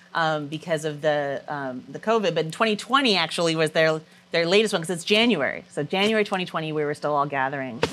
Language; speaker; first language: English; native; English